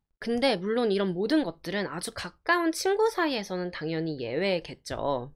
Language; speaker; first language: Korean; early bilingual, heritage; Korean